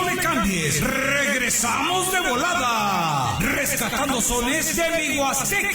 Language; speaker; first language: Spanish; native; Spanish